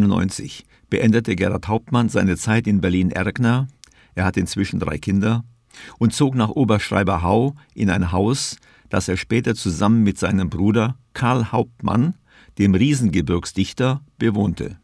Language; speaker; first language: German; native; German